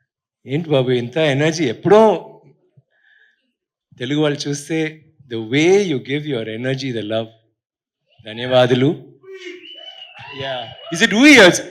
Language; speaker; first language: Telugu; non-native, learner; Tamil